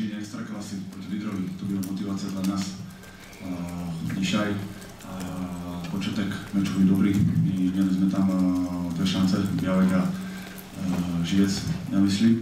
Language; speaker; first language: Polish; non-native, learner; Slovak